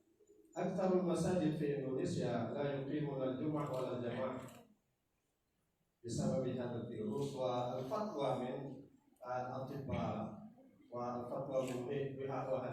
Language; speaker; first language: Arabic; non-native, fluent; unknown